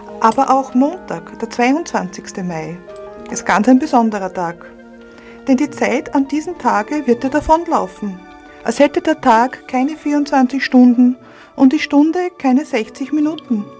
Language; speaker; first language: German; native; German